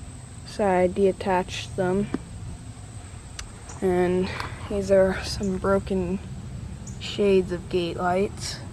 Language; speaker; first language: English; native; English